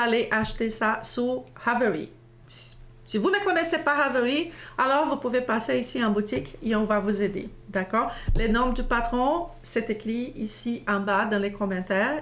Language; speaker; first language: French; non-native, fluent; Portuguese